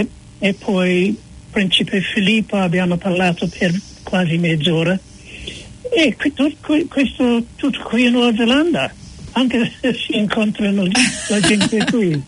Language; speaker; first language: Italian; non-native, fluent; English